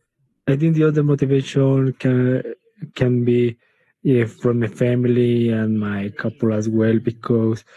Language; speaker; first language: English; non-native, learner; Spanish